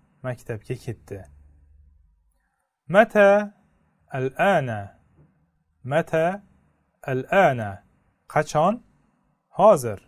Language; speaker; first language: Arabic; non-native, fluent; Uzbek